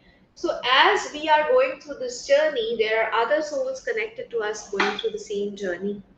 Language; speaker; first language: English; non-native, local second language; Hindi